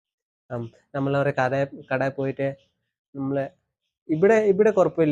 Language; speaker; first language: Malayalam; non-native, learner; Assamese